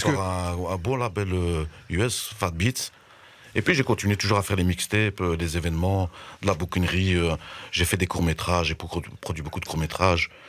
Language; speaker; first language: French; native; French